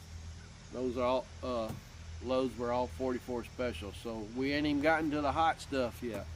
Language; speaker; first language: English; native; English